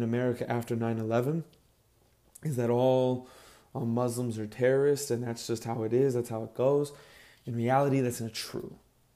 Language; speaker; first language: English; native; English